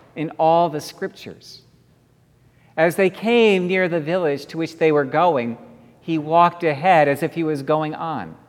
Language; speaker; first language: English; native; English